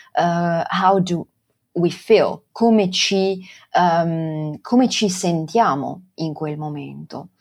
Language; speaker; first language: Italian; non-native, local second language; Venetian